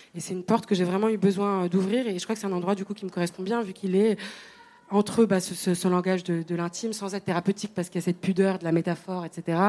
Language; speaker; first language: French; non-native, local second language; Arabic